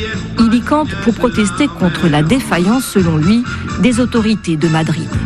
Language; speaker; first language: French; native; French